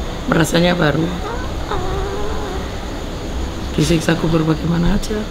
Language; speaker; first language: Indonesian; native; Indonesian